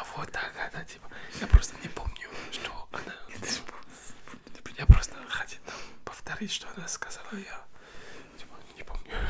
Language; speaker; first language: Russian; non-native, learner; French